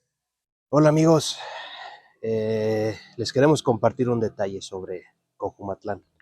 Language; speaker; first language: Spanish; native; Spanish